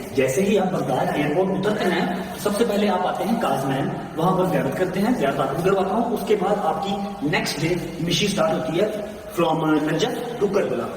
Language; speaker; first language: Urdu; non-native, local second language; Punjabi